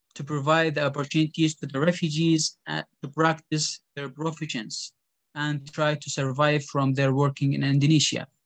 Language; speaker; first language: English; non-native, fluent; Arabic